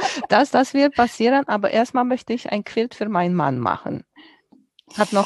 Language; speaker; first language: German; non-native, fluent; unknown